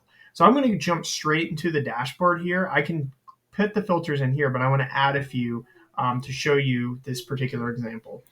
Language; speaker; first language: English; native; English